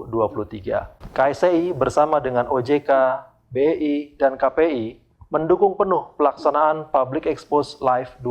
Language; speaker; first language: Indonesian; native; Indonesian